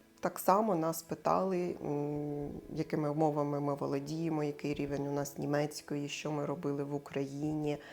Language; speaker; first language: Ukrainian; native; Ukrainian